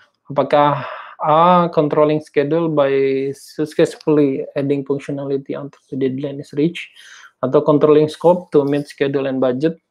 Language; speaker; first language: English; non-native, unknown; Indonesian